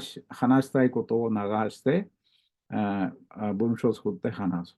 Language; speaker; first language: Japanese; non-native, learner; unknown